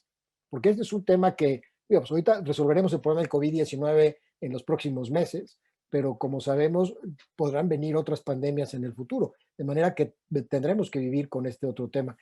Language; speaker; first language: Spanish; native; Spanish